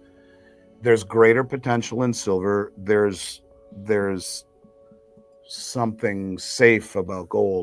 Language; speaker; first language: English; native; English